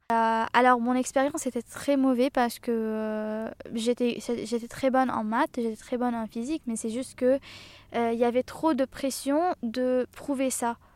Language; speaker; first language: French; non-native, local second language; Arabic